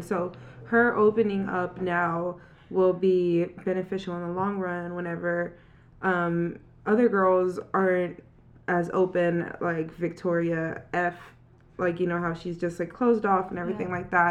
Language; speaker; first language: English; native; English